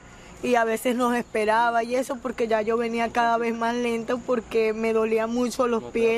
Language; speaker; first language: Spanish; native; Spanish